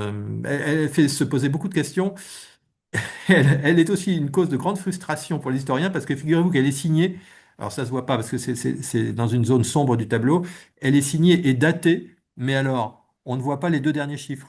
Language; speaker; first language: French; native; French